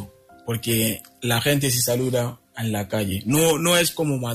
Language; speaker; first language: Spanish; non-native, fluent; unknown